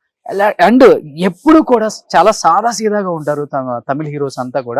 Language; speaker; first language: Telugu; native; Telugu